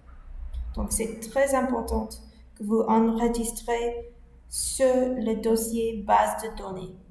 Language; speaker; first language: French; non-native, learner; English